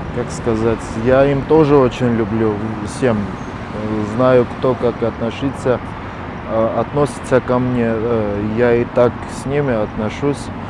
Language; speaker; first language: Russian; non-native, fluent; Armenian